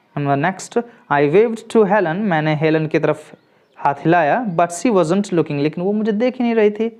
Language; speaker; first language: Hindi; native; Hindi